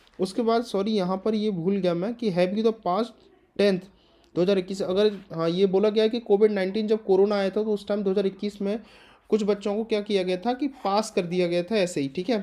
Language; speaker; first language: Hindi; native; Hindi